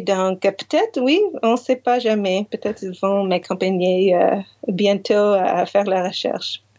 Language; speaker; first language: French; non-native, fluent; English